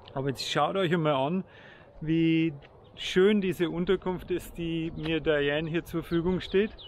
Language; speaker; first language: German; native; German